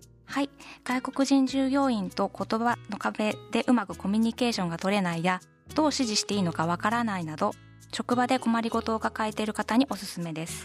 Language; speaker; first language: Japanese; native; Japanese